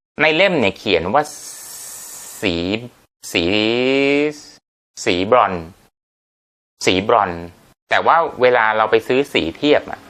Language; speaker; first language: Thai; native; Thai